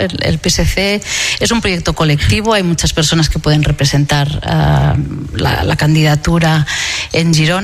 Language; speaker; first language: Spanish; non-native, local second language; Catalan